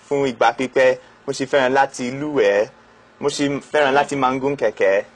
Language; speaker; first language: Yoruba; non-native, fluent; English